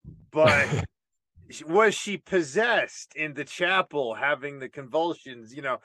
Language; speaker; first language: English; native; English